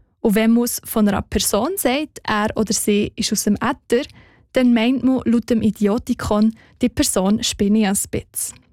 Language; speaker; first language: German; native; German